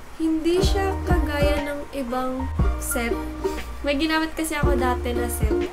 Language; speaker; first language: Filipino; native; Filipino